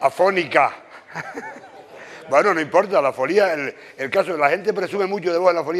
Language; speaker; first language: Spanish; native; Spanish